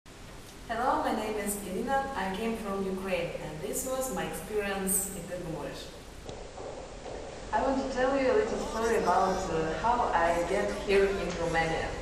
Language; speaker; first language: English; non-native, fluent; Ukrainian